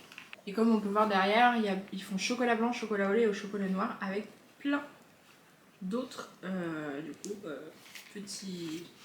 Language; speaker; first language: French; native; French